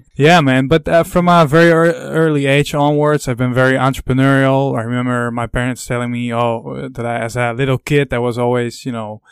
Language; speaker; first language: English; non-native, fluent; Dutch